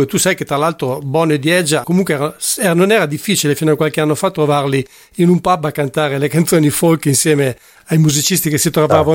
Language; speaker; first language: Italian; native; Italian